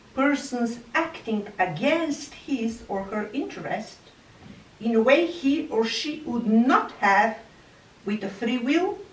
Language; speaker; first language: English; non-native, fluent; Bulgarian